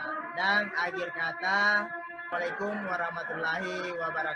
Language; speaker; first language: Indonesian; native; Indonesian